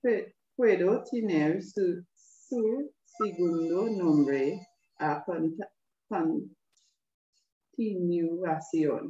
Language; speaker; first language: Spanish; non-native, learner; English